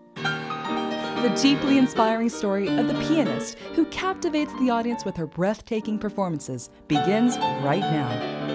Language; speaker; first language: English; native; English